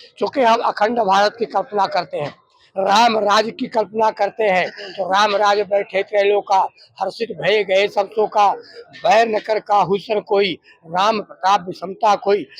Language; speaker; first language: Hindi; native; Hindi